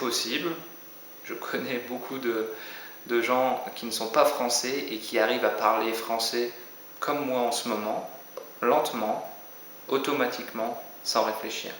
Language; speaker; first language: French; native; French